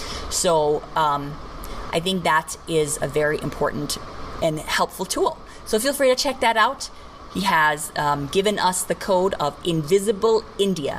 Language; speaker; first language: English; native; English